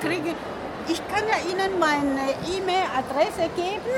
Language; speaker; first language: German; non-native, learner; Min Nan Chinese